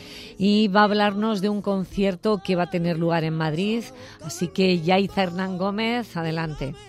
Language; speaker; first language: Spanish; native; Spanish